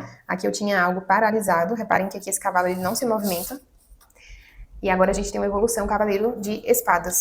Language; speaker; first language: Portuguese; native; Portuguese